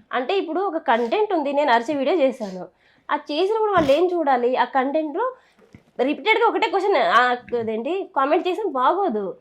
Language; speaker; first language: Telugu; native; Telugu